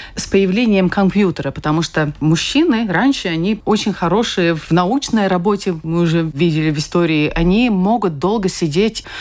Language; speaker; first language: Russian; non-native, fluent; Latvian